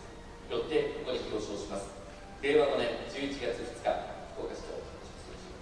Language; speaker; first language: Japanese; native; Japanese